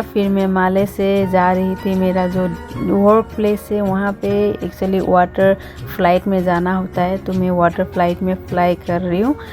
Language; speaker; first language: Hindi; non-native, local second language; Assamese